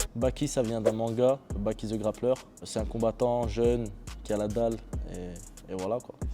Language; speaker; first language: French; early bilingual, other home language; Chechen